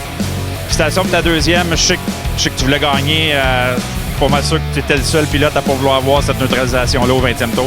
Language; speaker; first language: French; native; French